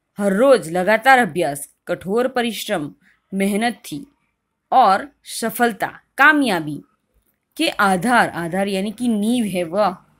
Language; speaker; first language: Hindi; non-native, local second language; Gujarati